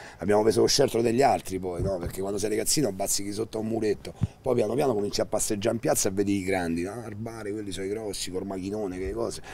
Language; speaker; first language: Italian; native; Italian